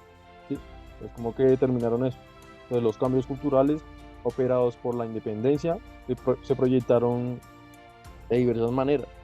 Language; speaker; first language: Spanish; native; Spanish